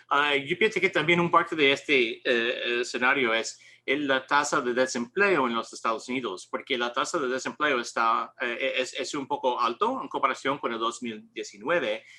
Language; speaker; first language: Spanish; non-native, learner; English